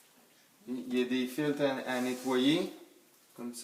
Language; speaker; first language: French; native; French